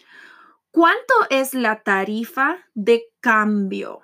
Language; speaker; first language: Spanish; non-native, fluent; English